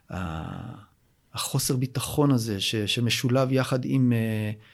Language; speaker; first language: Hebrew; native; Hebrew